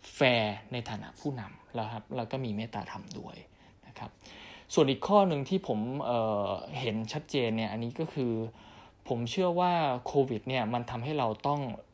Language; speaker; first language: Thai; native; Thai